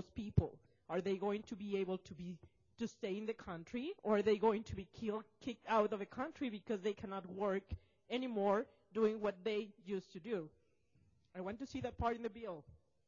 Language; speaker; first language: English; non-native, fluent; Russian